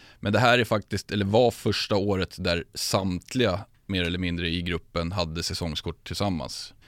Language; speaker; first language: Swedish; native; Swedish